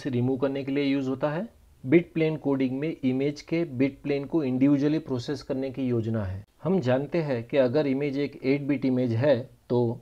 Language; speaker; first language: Hindi; non-native, local second language; Gujarati